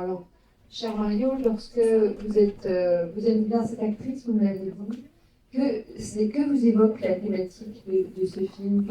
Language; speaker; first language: French; native; French